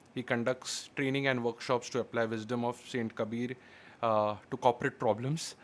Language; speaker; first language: English; non-native, local second language; Marathi